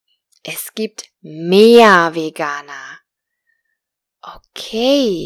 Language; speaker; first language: German; non-native, fluent; Spanish